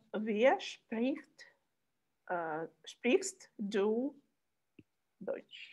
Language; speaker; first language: German; non-native, learner; Russian